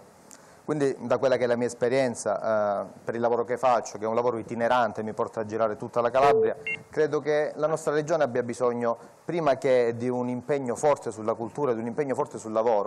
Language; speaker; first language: Italian; native; Italian